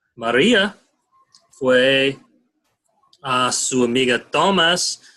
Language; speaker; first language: Spanish; non-native, learner; English